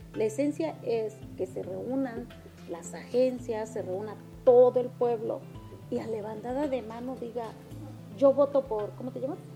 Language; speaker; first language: Spanish; non-native, local second language; Mixtepec Mixtec